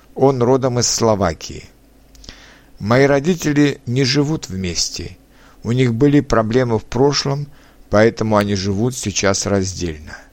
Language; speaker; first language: Russian; non-native, fluent; Czech